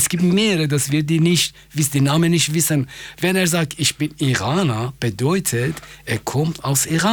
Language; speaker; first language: German; non-native, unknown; Persian